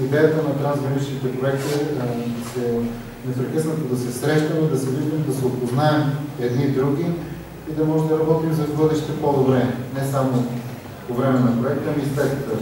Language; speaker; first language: Bulgarian; native; Bulgarian